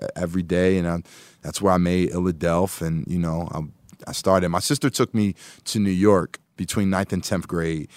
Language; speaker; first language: English; native; English